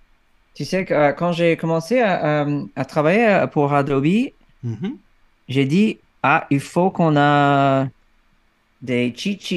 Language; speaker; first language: French; non-native, fluent; English